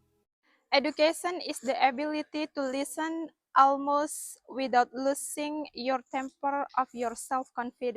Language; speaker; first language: English; non-native, learner; Indonesian